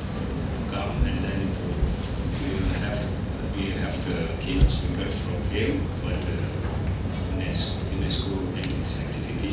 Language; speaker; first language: English; non-native, learner; Indonesian